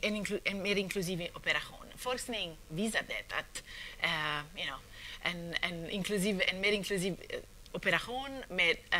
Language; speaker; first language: Swedish; non-native, fluent; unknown